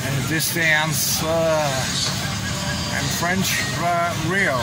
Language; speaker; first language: Portuguese; non-native, learner; English